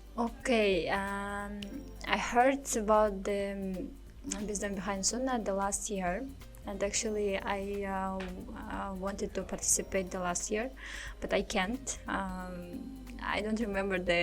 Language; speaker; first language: English; non-native, learner; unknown